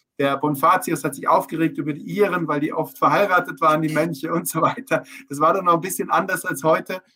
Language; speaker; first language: German; early bilingual, heritage; German